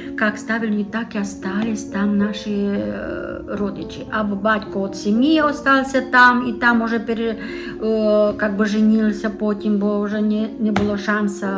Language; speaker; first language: Ukrainian; non-native, local second language; Romanian